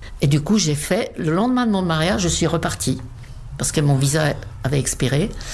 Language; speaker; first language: French; non-native, fluent; Czech